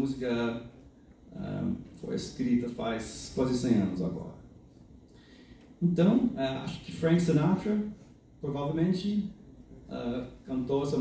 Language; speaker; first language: Portuguese; non-native, fluent; English